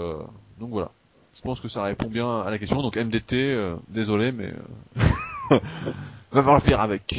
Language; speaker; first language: French; native; French